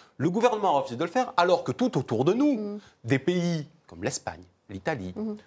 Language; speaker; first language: French; native; French